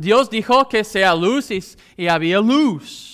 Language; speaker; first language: Spanish; non-native, fluent; English